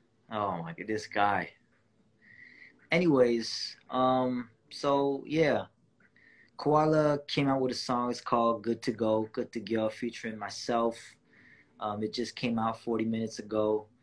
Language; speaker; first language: English; early bilingual, other home language; Korean